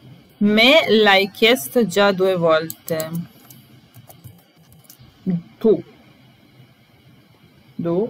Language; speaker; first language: Italian; non-native, fluent; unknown